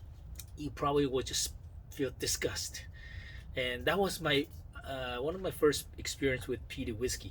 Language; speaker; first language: English; non-native, fluent; Chinese